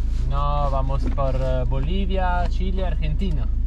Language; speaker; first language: Spanish; non-native, learner; Italian